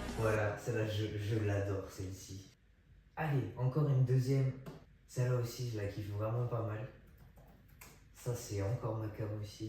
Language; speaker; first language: French; native; French